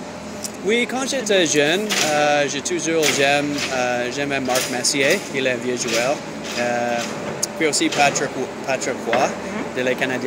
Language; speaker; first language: French; non-native, learner; English